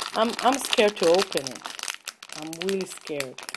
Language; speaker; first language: English; non-native, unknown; Hebrew